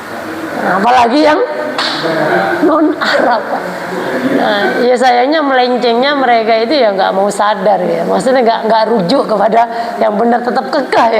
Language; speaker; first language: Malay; non-native, local second language; Javanese